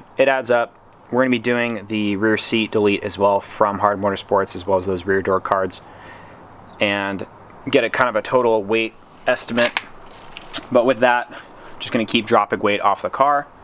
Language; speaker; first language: English; native; English